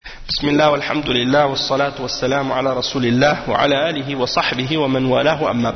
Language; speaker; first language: Arabic; non-native, fluent; French